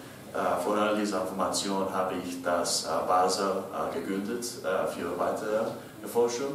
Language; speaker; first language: German; non-native, learner; English